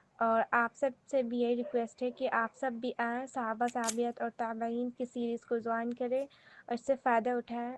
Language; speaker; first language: Urdu; native; Urdu